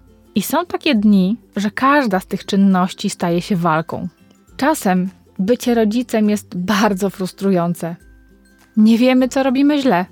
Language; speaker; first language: Polish; native; Polish